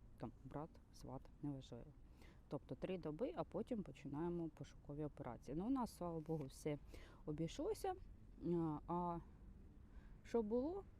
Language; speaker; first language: Ukrainian; native; Ukrainian